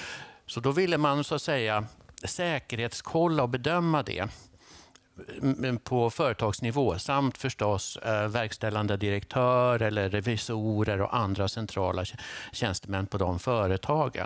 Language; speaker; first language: Swedish; native; Swedish